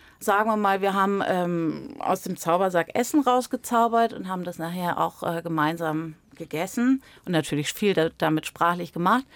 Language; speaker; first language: German; native; German